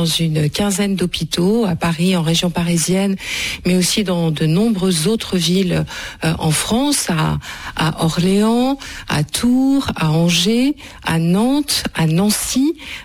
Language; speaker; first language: French; native; French